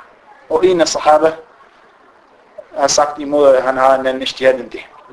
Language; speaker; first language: Danish; non-native, fluent; Arabic